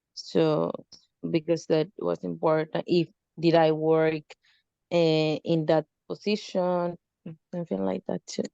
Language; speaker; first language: English; non-native, learner; Spanish